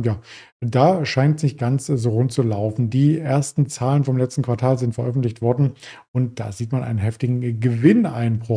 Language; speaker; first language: German; native; German